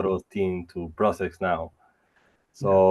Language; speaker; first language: English; non-native, fluent; Spanish